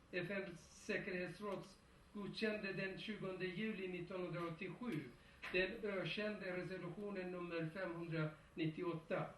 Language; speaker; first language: Swedish; non-native, fluent; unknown